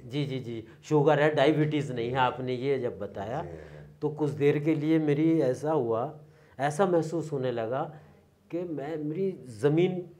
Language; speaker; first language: Hindi; native; Hindi